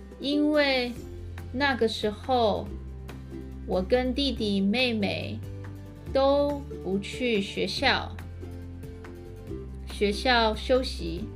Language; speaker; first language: Chinese; early bilingual, heritage; Chinese